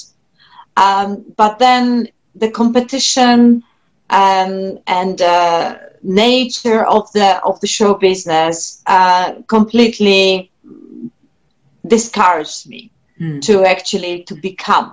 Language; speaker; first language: English; non-native, fluent; Polish